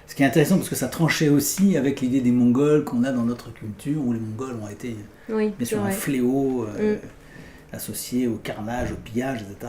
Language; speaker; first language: French; native; French